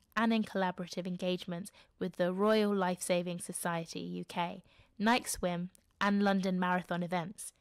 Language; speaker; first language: English; native; English